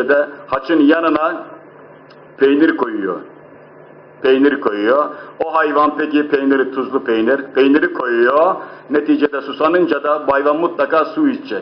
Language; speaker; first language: Turkish; native; Turkish